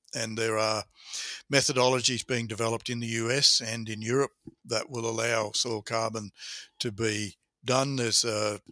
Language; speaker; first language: English; native; English